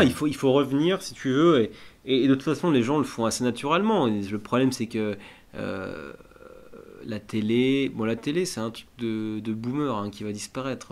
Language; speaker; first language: French; native; French